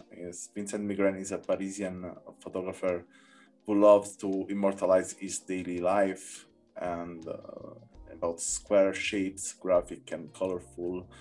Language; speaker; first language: English; non-native, learner; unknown